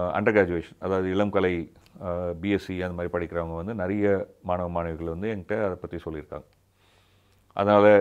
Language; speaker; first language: Tamil; native; Tamil